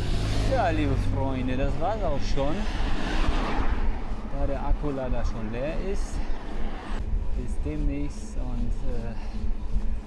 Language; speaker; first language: German; native; German